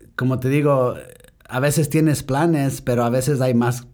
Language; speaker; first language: Spanish; early bilingual, heritage; Spanish